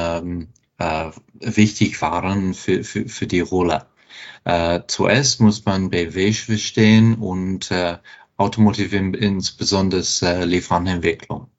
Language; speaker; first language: German; non-native, fluent; English